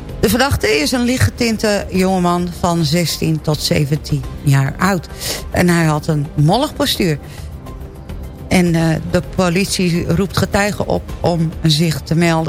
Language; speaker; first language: Dutch; native; Dutch